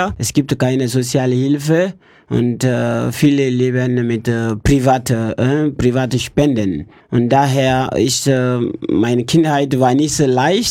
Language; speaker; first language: German; non-native, learner; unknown